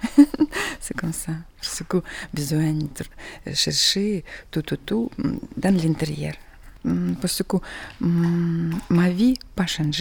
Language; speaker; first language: French; non-native, learner; Russian